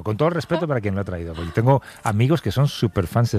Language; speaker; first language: Spanish; native; Spanish